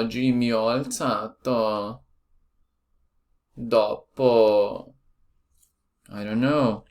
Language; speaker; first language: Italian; non-native, learner; Portuguese